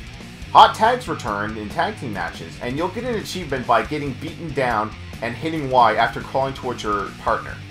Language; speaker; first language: English; native; English